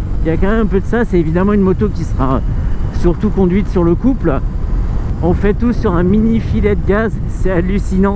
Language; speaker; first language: French; native; French